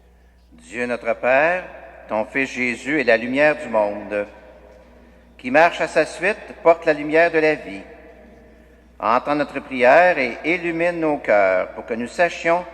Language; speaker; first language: French; native; French